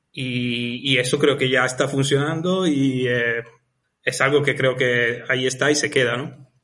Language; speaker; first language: Spanish; non-native, fluent; Italian